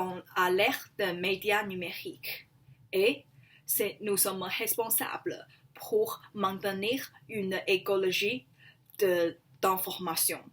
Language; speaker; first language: French; non-native, learner; Chinese